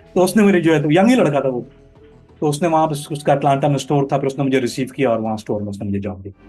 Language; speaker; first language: Urdu; native; Urdu